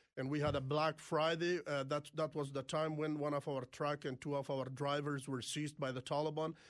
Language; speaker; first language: English; non-native, fluent; Persian